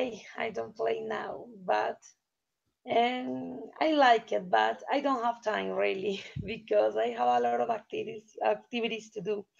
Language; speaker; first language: English; non-native, learner; Spanish